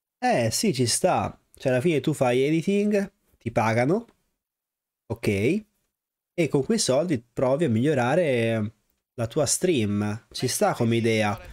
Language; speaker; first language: Italian; native; Italian